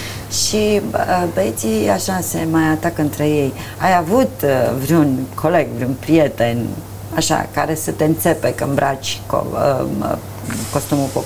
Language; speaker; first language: Romanian; native; Romanian